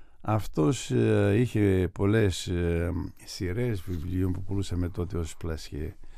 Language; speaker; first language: Greek; native; Greek